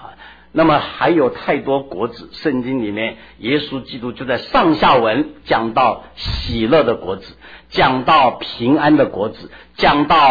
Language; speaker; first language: Chinese; native; Chinese